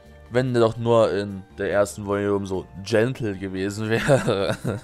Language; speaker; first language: German; native; German